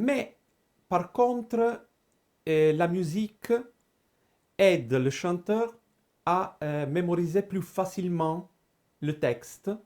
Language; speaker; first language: French; non-native, fluent; Italian